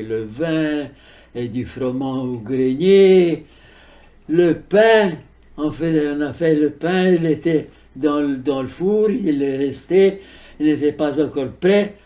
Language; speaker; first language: French; early bilingual, heritage; French